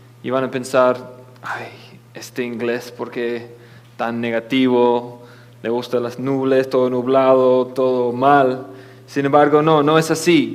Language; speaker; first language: Spanish; non-native, fluent; English